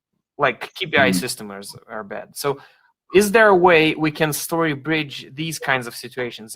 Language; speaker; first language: English; non-native, fluent; Russian